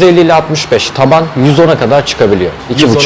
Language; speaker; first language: Turkish; native; Turkish